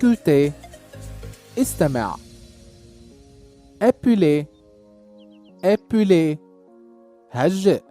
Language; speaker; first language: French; non-native, local second language; Arabic